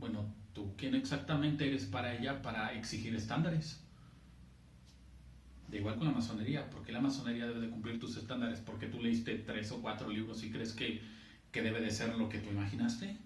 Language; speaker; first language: Spanish; native; Spanish